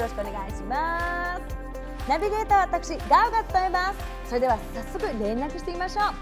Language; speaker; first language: Japanese; non-native, fluent; Filipino